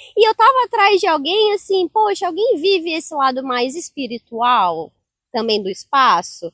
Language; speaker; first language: Portuguese; native; Portuguese